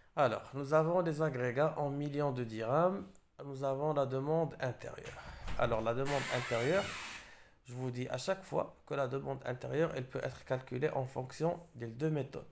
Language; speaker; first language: French; non-native, local second language; Arabic